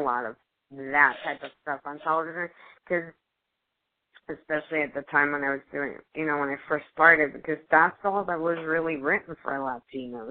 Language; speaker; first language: English; early bilingual, other home language; Spanish